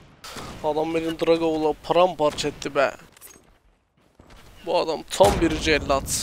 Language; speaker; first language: Turkish; native; Turkish